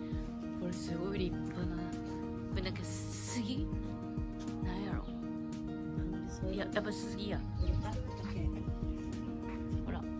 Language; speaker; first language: Japanese; native; Japanese